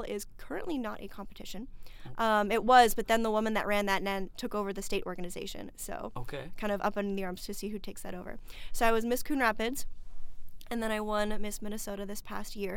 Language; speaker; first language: English; native; English